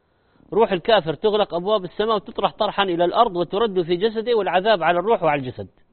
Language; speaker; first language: Arabic; native; Arabic